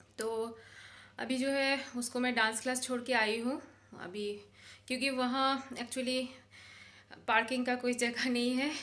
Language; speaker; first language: Hindi; non-native, local second language; Bangla